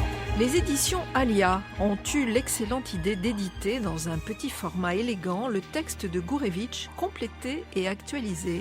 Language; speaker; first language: French; native; French